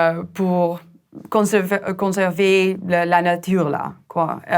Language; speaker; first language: French; non-native, fluent; Dutch